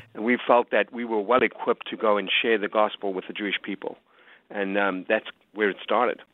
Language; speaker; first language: English; native; English